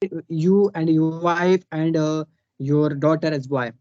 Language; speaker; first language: English; non-native, learner; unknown